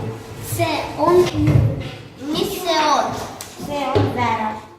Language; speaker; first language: Estonian; non-native, local second language; Russian